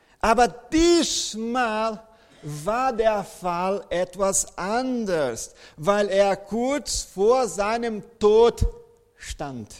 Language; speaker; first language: German; non-native, fluent; Portuguese